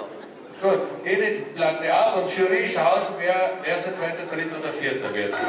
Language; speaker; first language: German; native; German